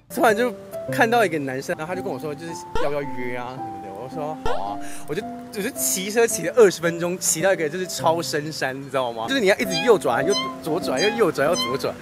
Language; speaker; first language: Chinese; early bilingual, other home language; Filipino